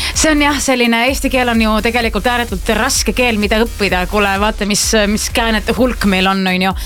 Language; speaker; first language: Estonian; native; Estonian